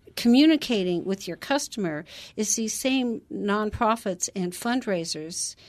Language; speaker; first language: English; native; English